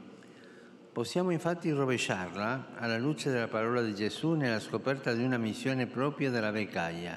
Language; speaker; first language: Italian; non-native, fluent; Spanish